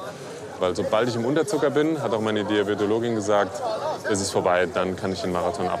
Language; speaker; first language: German; native; German